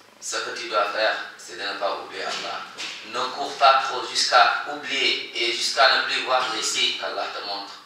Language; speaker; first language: French; non-native, local second language; Wolof